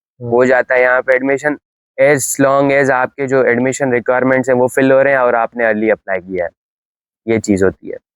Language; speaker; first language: Urdu; native; Urdu